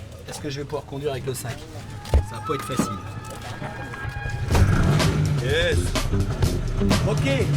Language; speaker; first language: French; native; French